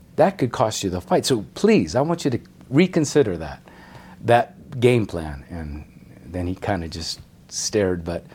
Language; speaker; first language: English; native; English